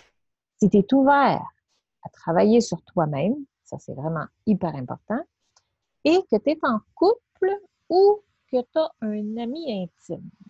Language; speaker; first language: French; native; French